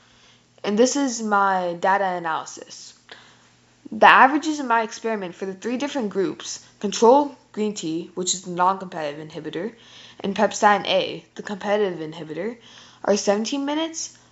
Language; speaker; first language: English; native; English